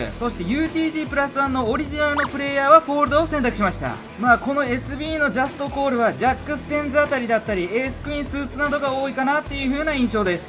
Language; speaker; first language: Japanese; native; Japanese